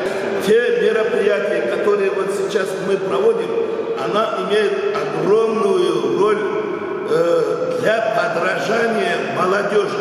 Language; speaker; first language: Russian; non-native, local second language; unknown